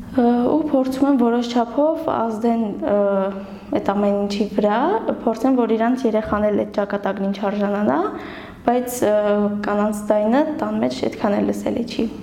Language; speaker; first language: Armenian; non-native, local second language; Kurdish